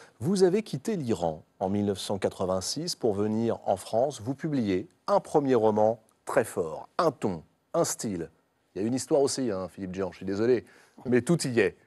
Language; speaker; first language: French; native; French